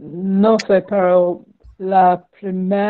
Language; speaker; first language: Spanish; non-native, learner; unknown